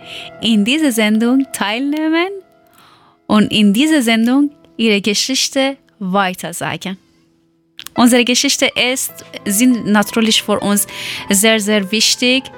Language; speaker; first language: German; non-native, learner; Persian